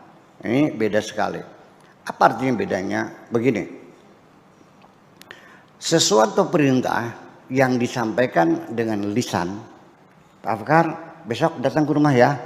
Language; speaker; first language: Indonesian; native; Indonesian